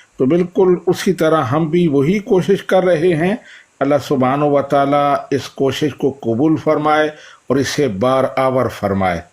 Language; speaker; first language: Urdu; non-native, local second language; Punjabi